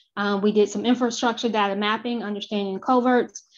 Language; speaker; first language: English; native; English